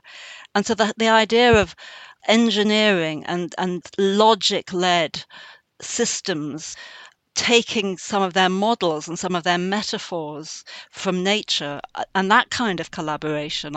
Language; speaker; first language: English; native; English